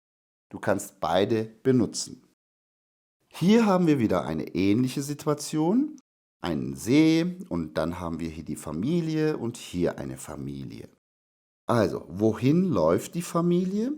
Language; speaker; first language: German; non-native, fluent; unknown